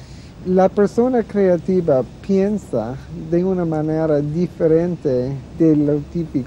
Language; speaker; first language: Spanish; non-native, fluent; English